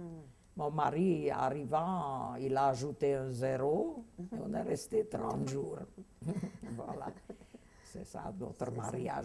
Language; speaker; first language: French; non-native, fluent; Hungarian